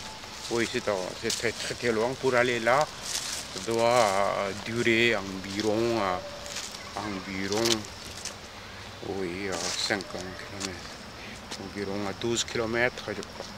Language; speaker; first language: French; non-native, fluent; Korean